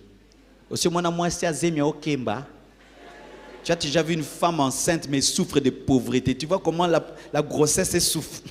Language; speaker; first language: French; non-native, local second language; Lingala